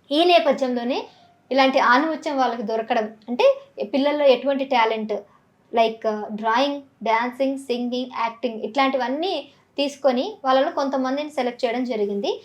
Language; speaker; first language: Telugu; native; Telugu